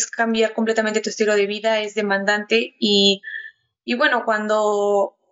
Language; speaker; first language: Spanish; native; Spanish